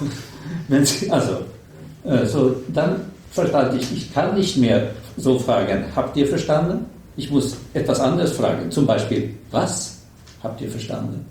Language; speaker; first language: German; non-native, learner; Swedish